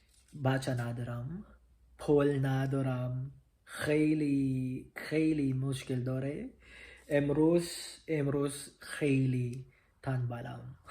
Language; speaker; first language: Persian; non-native, learner; Filipino